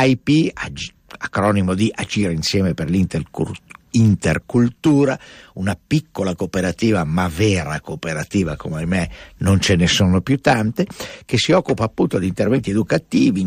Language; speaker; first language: Italian; native; Italian